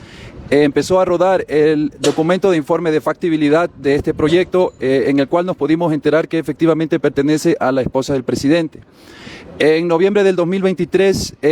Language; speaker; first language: Spanish; native; Spanish